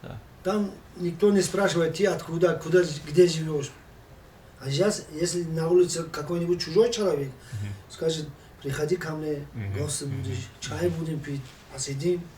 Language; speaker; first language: Russian; non-native, local second language; Tajik